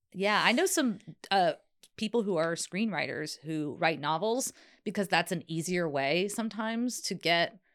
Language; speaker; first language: English; native; English